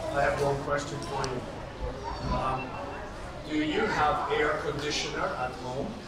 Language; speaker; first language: English; non-native, fluent; Vietnamese